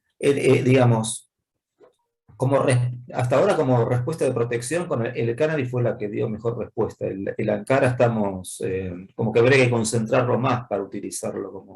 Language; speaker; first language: Spanish; native; Spanish